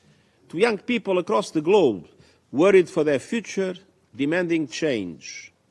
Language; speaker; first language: English; non-native, fluent; Portuguese